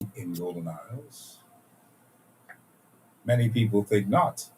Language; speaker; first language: English; native; English